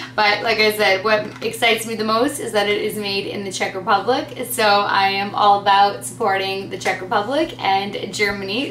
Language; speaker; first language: English; native; English